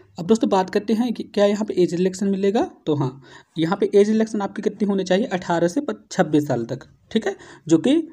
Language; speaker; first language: Hindi; native; Hindi